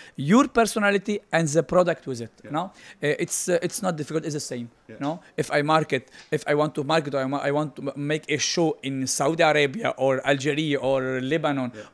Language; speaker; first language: English; non-native, learner; Arabic